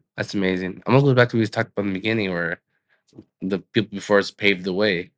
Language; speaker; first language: English; native; English